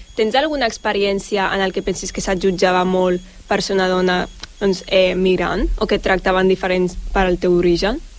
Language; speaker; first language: Catalan; native; Catalan